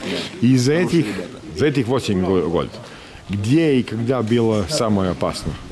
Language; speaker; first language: Russian; non-native, learner; Serbian